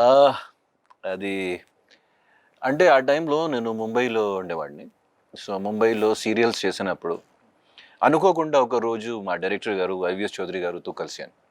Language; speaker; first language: Telugu; non-native, local second language; Hindi